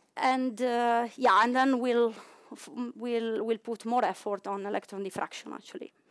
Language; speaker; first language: English; non-native, fluent; Italian